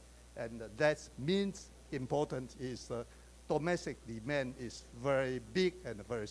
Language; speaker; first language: English; non-native, fluent; Chinese